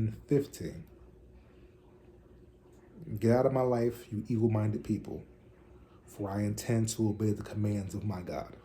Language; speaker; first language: English; native; English